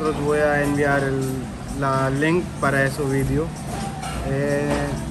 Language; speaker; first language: Spanish; non-native, learner; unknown